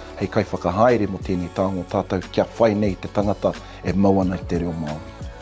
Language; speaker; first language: Māori; native; Māori